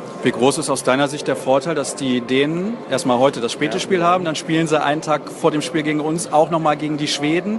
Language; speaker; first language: German; native; German